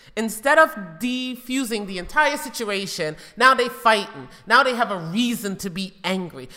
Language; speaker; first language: English; native; English